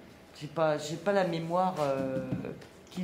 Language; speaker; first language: French; native; French